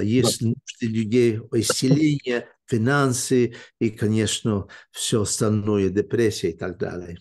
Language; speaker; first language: Russian; early bilingual, heritage; English